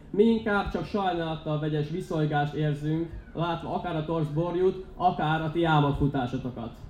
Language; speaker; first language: Hungarian; native; Hungarian